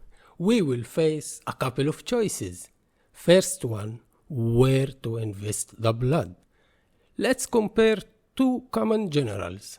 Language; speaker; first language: English; non-native, fluent; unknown